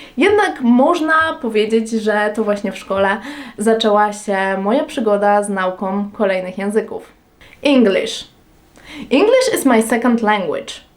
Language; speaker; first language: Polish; native; Polish